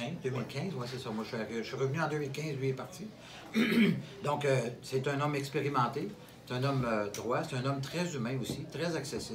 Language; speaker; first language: French; native; French